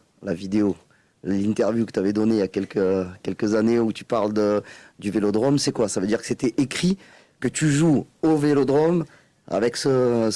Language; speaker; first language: French; native; French